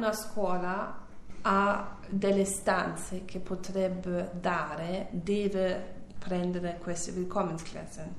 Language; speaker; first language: Italian; non-native, fluent; German